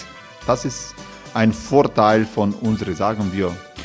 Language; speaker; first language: German; non-native, learner; Croatian